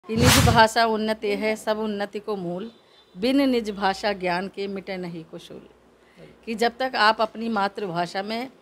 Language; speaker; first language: Hindi; native; Hindi